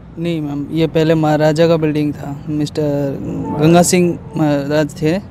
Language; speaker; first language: Hindi; native; Hindi